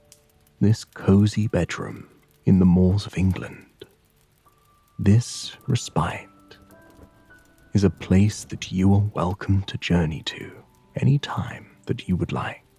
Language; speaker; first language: English; native; English